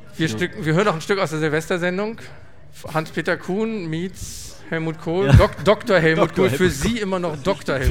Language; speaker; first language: German; native; German